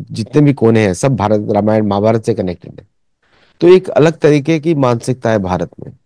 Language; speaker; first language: Hindi; native; Hindi